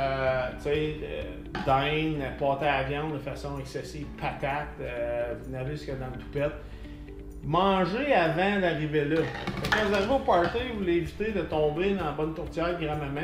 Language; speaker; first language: French; native; French